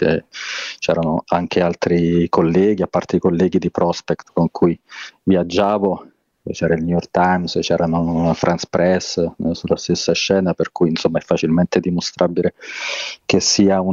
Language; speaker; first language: Italian; native; Italian